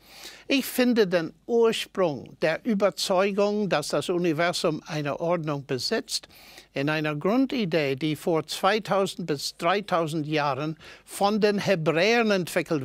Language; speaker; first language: German; non-native, fluent; English